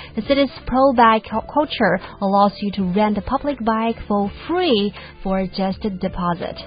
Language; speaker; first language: English; non-native, fluent; Chinese